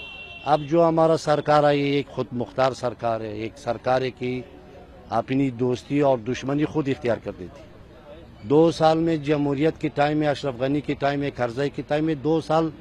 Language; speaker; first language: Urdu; non-native, learner; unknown